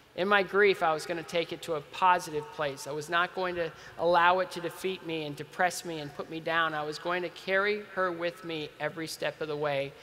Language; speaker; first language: English; native; English